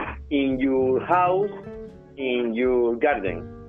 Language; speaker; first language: English; non-native, learner; Spanish